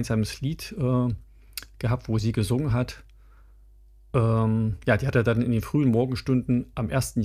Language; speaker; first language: German; native; German